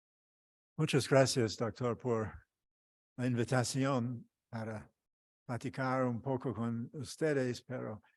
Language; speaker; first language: Spanish; non-native, fluent; English